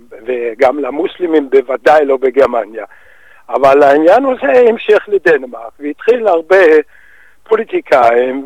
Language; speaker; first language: Hebrew; non-native, fluent; Danish